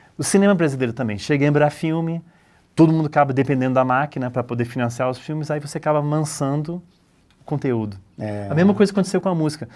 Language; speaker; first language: Portuguese; early bilingual, other home language; English